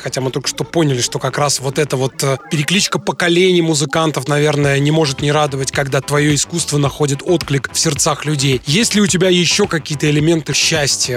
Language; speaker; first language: Russian; native; Russian